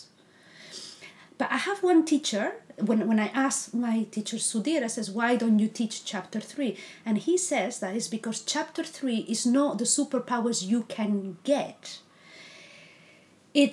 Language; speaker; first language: English; non-native, fluent; Spanish